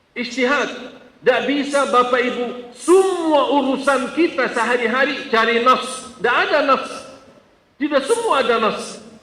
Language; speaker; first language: Malay; non-native, fluent; Arabic